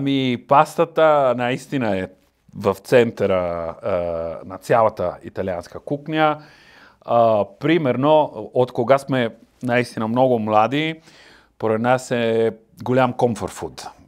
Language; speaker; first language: Bulgarian; non-native, learner; Italian